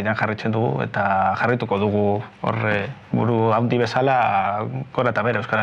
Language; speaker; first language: Basque; non-native, local second language; Spanish